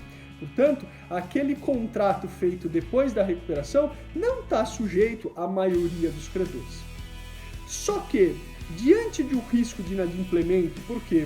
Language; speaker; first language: Portuguese; native; Portuguese